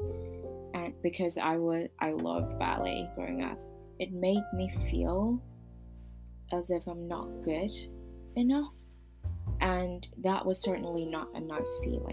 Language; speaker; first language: English; non-native, local second language; Cantonese